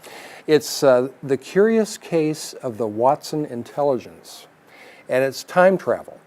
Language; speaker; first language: English; native; English